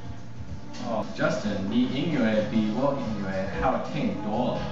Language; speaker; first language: Chinese; non-native, learner; English